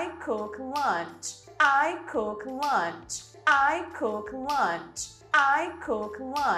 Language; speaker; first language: English; non-native, fluent; Portuguese